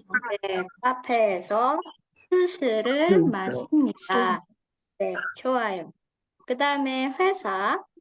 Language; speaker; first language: Korean; non-native, fluent; Indonesian